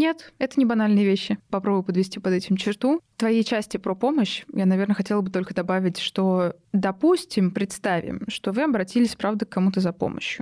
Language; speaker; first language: Russian; native; Russian